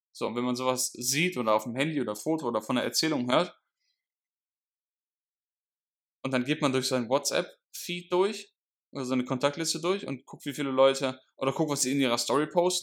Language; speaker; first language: German; native; German